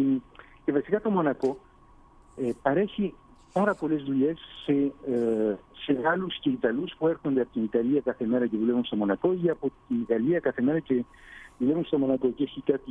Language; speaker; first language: Greek; early bilingual, heritage; Greek